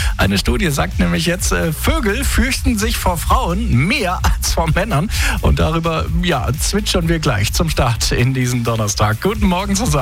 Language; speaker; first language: German; native; German